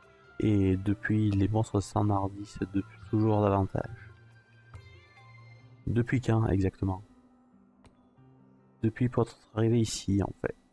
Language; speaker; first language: French; native; French